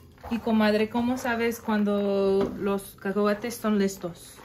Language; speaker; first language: Spanish; non-native, learner; English